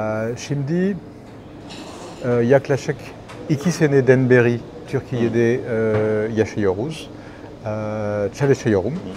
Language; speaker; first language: Turkish; non-native, learner; French